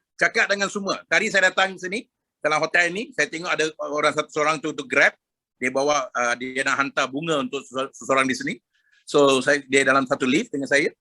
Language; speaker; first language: Malay; non-native, local second language; Tamil